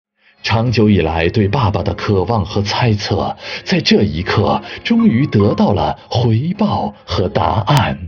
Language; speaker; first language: Chinese; native; Chinese